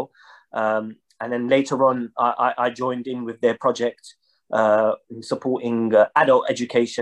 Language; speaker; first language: English; native; English